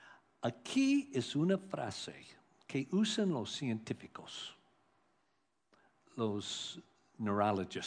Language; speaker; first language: Spanish; non-native, learner; English